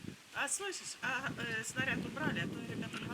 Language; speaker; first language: Russian; native; Russian